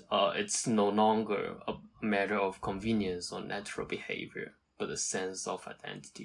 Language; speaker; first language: English; non-native, local second language; Cantonese